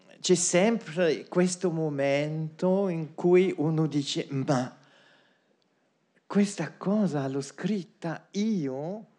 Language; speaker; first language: Italian; non-native, fluent; French